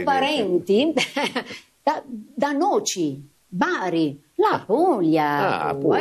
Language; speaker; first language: Italian; native; Italian